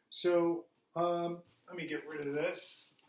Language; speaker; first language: English; native; English